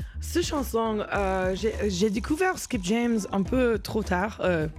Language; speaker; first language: French; non-native, learner; English